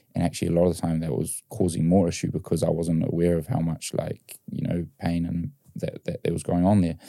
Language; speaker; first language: English; native; English